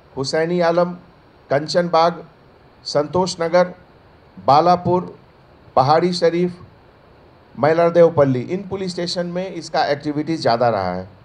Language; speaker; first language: Hindi; native; Hindi